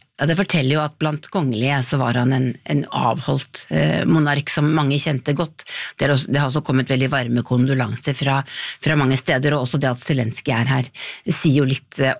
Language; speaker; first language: Norwegian; native; Norwegian